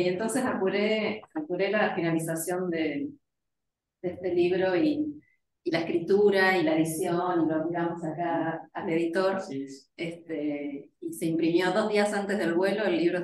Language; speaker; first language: Spanish; native; Spanish